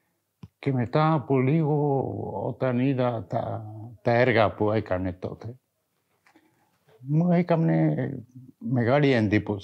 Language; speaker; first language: Greek; non-native, fluent; French